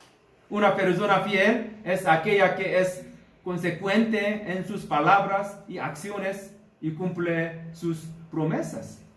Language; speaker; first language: Spanish; non-native, learner; Korean